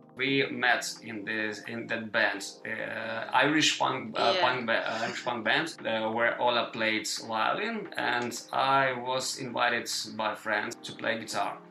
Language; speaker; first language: English; non-native, learner; Ukrainian